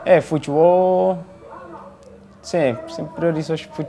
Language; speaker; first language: Portuguese; non-native, fluent; Spanish